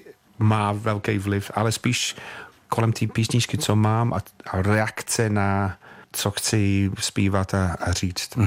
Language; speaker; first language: Czech; non-native, learner; English